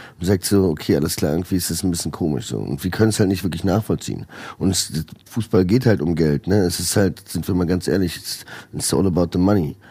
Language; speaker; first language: German; early bilingual, other home language; Croatian